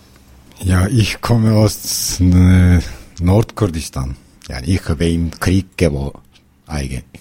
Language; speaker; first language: German; non-native, learner; Kurdish